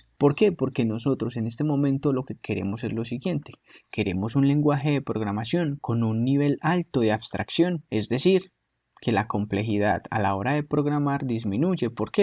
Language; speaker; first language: Spanish; native; Spanish